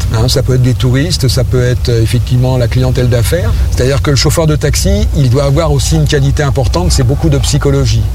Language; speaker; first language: French; native; French